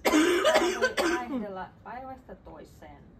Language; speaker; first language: Finnish; non-native, fluent; Russian